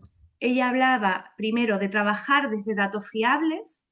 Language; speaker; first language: Spanish; native; Spanish